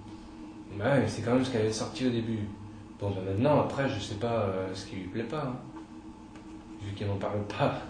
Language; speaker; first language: French; native; French